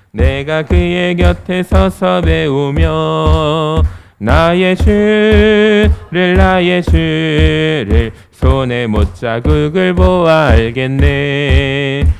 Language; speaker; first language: Korean; native; Korean